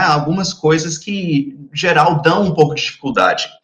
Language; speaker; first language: Portuguese; non-native, fluent; English